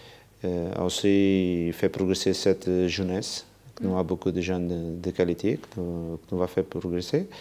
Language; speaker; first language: French; non-native, fluent; Portuguese